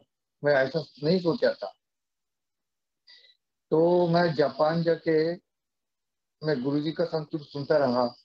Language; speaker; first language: Hindi; non-native, fluent; Japanese